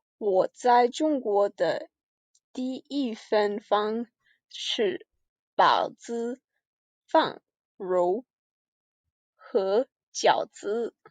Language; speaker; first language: Chinese; non-native, learner; English